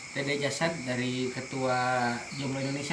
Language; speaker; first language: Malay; non-native, local second language; Sundanese